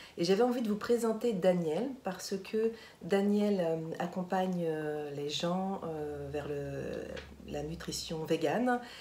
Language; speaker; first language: French; native; French